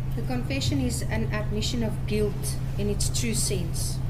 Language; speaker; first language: English; non-native, local second language; Afrikaans